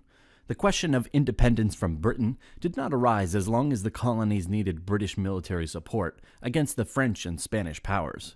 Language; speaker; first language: English; non-native, fluent; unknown